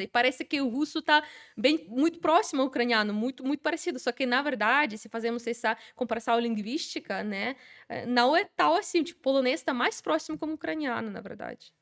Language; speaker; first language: Portuguese; non-native, fluent; Ukrainian